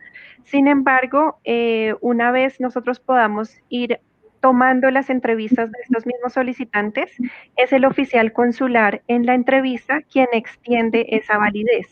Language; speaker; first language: Spanish; native; Spanish